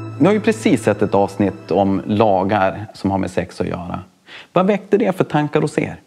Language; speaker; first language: Swedish; native; Swedish